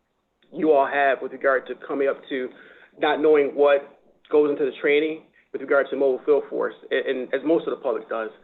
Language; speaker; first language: English; native; English